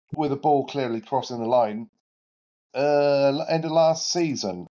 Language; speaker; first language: English; native; English